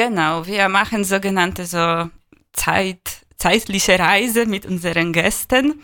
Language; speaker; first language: German; non-native, fluent; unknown